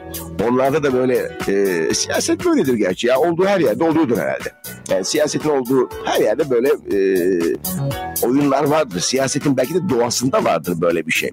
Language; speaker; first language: Turkish; native; Turkish